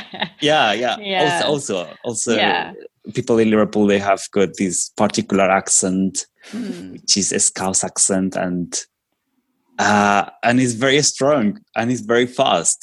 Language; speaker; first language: English; non-native, fluent; Spanish